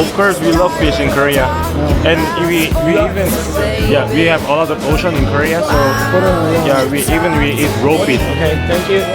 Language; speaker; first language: English; non-native, learner; Korean